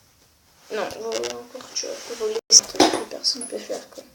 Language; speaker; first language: French; native; French